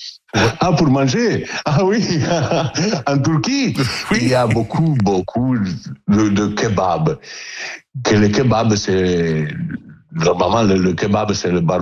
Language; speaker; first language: French; non-native, learner; Italian